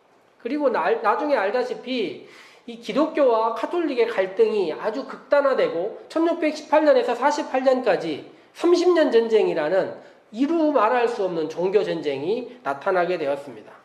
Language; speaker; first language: Korean; native; Korean